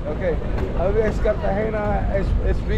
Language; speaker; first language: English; non-native, learner; Spanish